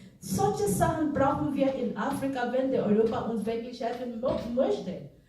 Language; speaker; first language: German; non-native, fluent; Igbo